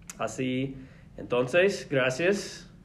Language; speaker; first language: Spanish; non-native, fluent; English